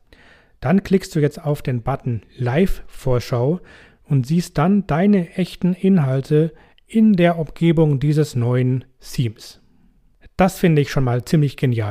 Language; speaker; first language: German; native; German